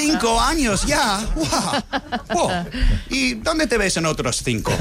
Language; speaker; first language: Spanish; non-native, fluent; English